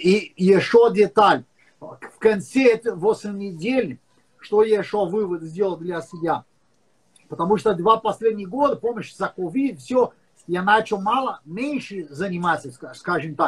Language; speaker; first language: Russian; non-native, learner; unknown